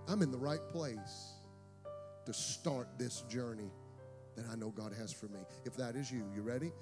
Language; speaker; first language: English; native; English